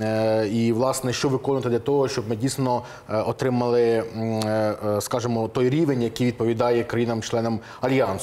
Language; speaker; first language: Ukrainian; native; Ukrainian